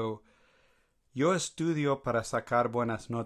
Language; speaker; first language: Spanish; non-native, fluent; English